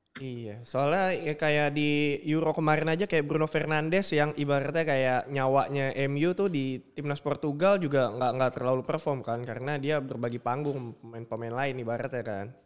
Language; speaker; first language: Indonesian; native; Indonesian